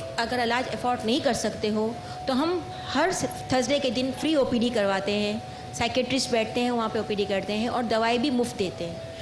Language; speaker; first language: Urdu; native; Urdu